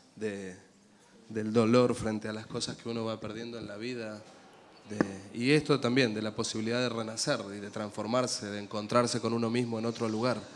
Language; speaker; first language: Spanish; native; Spanish